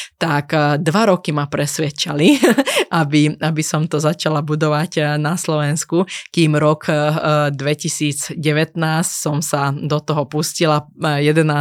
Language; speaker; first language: Slovak; non-native, local second language; Hungarian